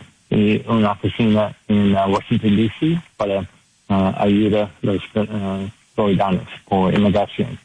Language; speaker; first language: Spanish; non-native, learner; English